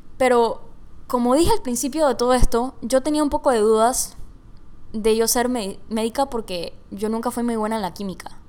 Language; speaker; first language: Spanish; native; Spanish